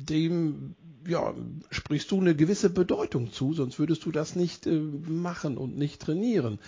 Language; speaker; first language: German; native; German